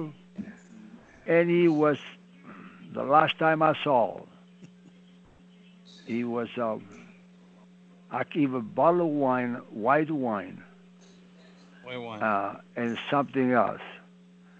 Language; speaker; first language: English; non-native, learner; Italian